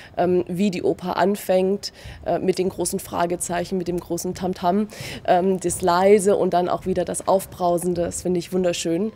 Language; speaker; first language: German; native; German